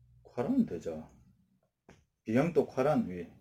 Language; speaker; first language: French; non-native, learner; Korean